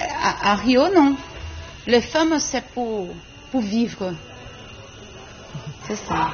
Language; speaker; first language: French; non-native, learner; Portuguese